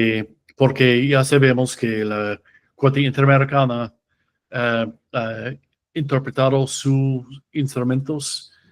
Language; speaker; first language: Spanish; non-native, fluent; English